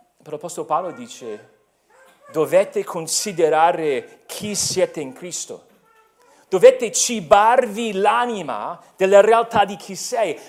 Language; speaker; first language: Italian; non-native, fluent; English